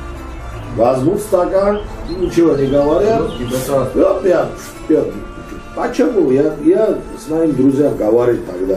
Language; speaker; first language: Russian; non-native, learner; Georgian